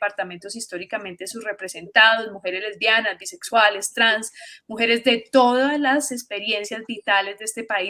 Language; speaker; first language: Spanish; native; Spanish